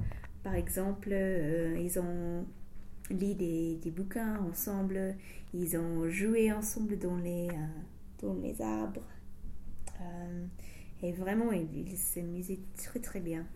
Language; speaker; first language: French; non-native, fluent; English